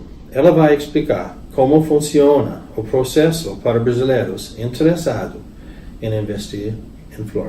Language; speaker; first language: Portuguese; non-native, learner; English